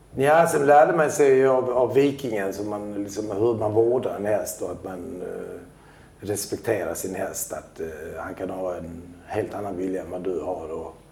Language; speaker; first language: Swedish; early bilingual, other home language; Albanian